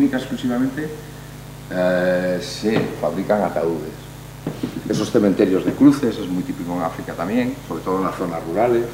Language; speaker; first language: Spanish; native; Spanish